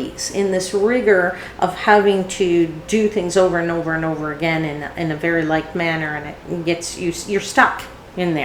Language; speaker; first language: English; native; English